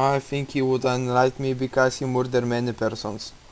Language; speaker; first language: English; non-native, learner; Russian